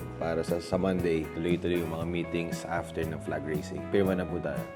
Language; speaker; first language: Filipino; non-native, local second language; Pampanga